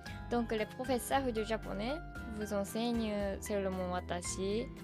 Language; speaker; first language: French; non-native, learner; Japanese